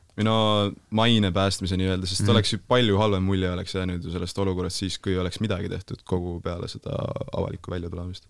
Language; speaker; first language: Estonian; native; Estonian